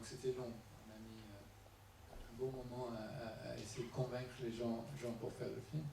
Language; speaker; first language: French; non-native, fluent; Persian